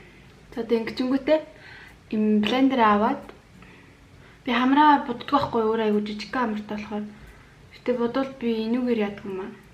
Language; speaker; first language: Mongolian; native; Mongolian